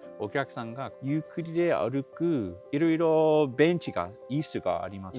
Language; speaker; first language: Japanese; non-native, learner; English